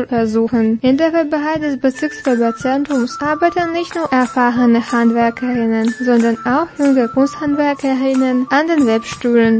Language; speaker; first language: German; non-native, fluent; Russian